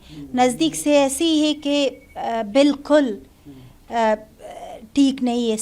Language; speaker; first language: Hindi; non-native, learner; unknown